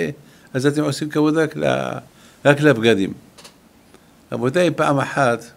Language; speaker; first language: Hebrew; non-native, fluent; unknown